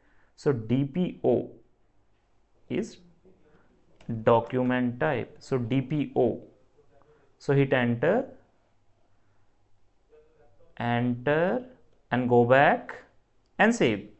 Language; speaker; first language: English; non-native, local second language; Hindi